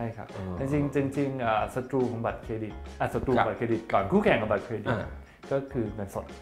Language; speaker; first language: Thai; native; Thai